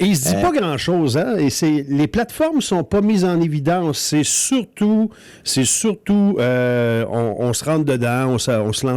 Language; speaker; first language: French; native; French